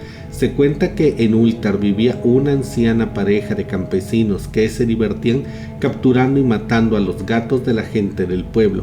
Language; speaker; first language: Spanish; native; Spanish